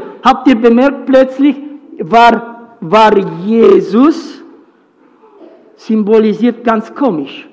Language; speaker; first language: German; non-native, fluent; Romanian